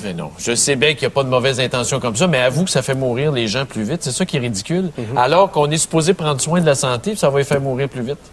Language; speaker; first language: French; native; French